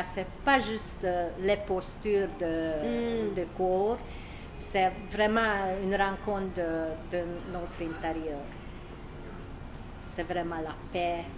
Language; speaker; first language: French; non-native, learner; Hungarian